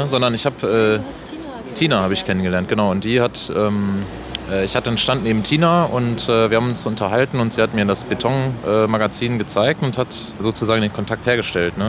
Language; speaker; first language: German; native; German